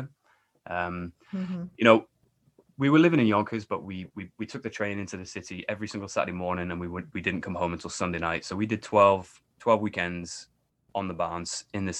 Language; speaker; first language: English; native; English